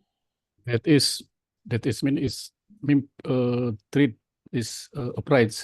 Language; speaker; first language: English; non-native, learner; Indonesian